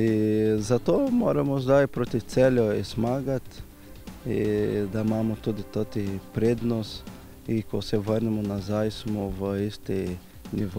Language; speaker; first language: Slovenian; non-native, learner; Portuguese